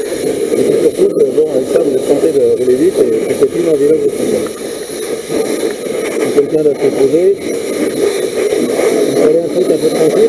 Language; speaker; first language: French; native; French